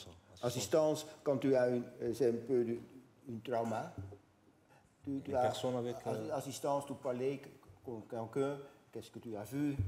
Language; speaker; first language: French; non-native, learner; Dutch